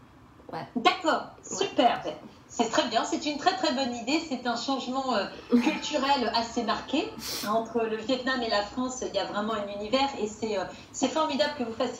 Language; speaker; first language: French; native; French